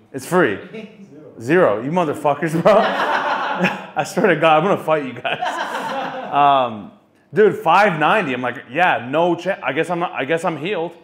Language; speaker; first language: English; native; English